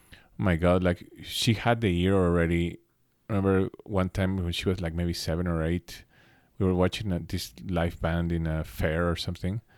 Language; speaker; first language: English; non-native, fluent; Spanish